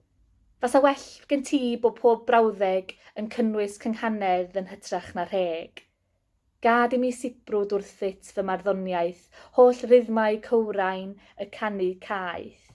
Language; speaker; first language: Welsh; native; Welsh